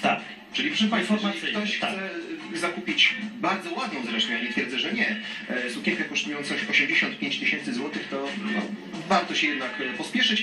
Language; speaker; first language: Polish; native; Polish